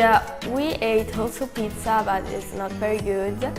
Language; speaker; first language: English; non-native, learner; Italian